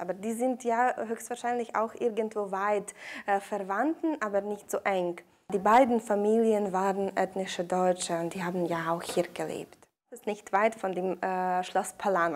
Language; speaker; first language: German; early bilingual, heritage; German